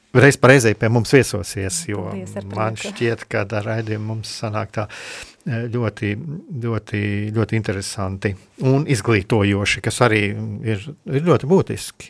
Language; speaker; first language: Latvian; native; Latvian